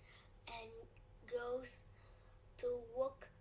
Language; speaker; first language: English; non-native, learner; Vietnamese